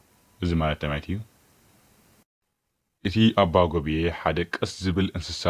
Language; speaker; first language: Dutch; non-native, fluent; Tigrinya